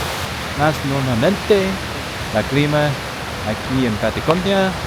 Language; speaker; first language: Spanish; non-native, learner; English